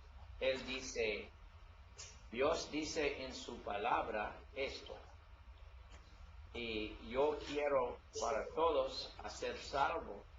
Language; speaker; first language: Spanish; non-native, learner; English